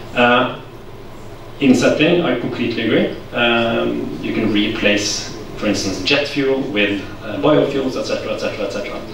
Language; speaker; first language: English; non-native, fluent; Norwegian